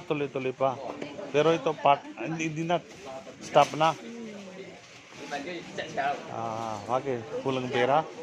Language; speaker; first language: Filipino; non-native, learner; Punjabi